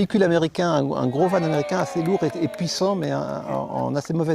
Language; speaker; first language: French; native; French